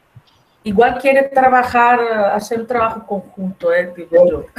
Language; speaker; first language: Spanish; non-native, fluent; Portuguese